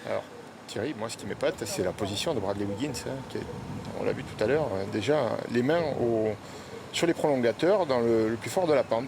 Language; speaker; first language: French; native; French